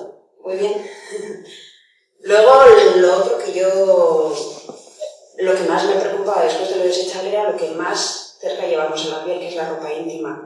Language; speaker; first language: Spanish; native; Spanish